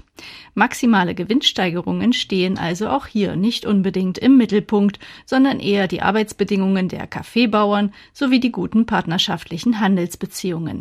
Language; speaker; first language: German; native; German